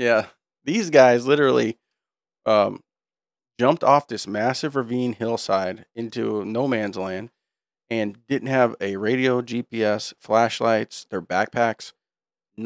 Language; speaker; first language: English; native; English